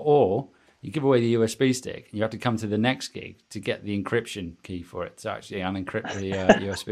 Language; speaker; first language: English; native; English